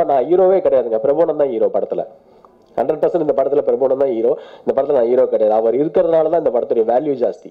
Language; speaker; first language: Tamil; native; Tamil